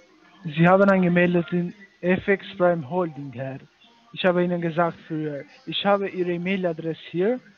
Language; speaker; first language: German; non-native, learner; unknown